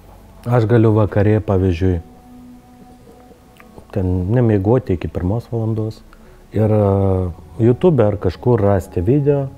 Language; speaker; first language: Lithuanian; non-native, learner; Ukrainian